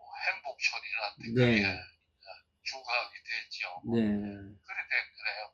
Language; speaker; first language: Korean; early bilingual, heritage; Korean